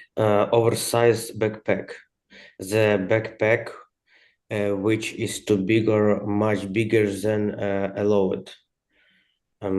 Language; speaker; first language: English; non-native, learner; Ukrainian